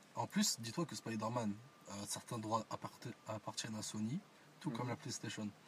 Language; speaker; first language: French; early bilingual, other home language; Arabic